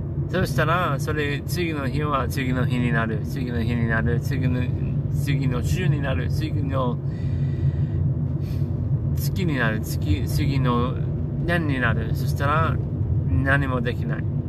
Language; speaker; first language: Japanese; non-native, learner; English